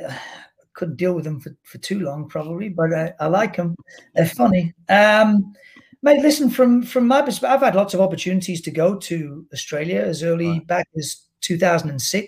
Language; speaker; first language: English; native; English